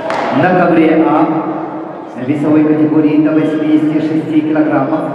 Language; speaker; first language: Russian; native; Russian